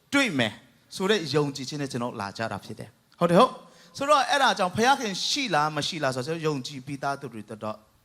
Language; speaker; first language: Burmese; non-native, local second language; Tedim Chin